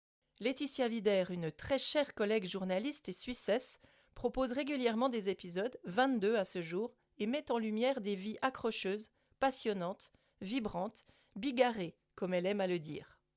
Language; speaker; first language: French; native; French